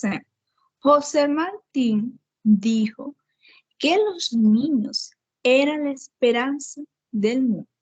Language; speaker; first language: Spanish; non-native, fluent; Portuguese